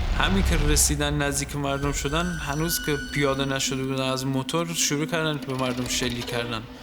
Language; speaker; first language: Persian; non-native, local second language; Southern Kurdish